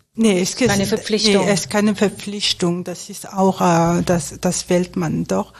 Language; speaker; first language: German; non-native, fluent; French